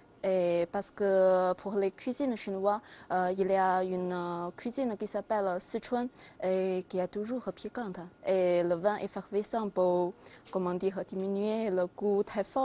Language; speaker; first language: French; non-native, learner; Chinese